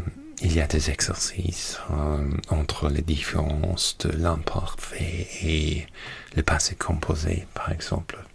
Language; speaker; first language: French; non-native, learner; English